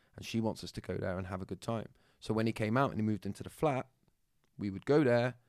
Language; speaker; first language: English; native; English